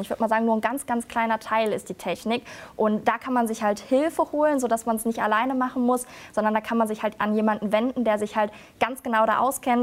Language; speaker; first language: German; native; German